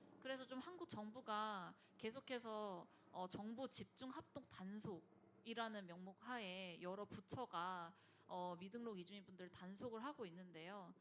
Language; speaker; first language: Korean; native; Korean